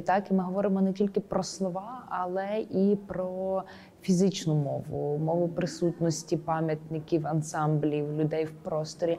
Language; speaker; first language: Ukrainian; native; Ukrainian